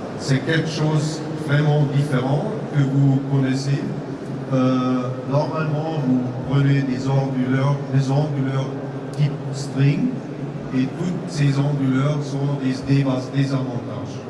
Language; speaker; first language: French; non-native, learner; German